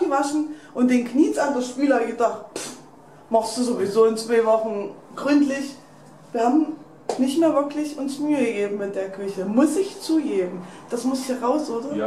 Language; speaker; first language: German; native; German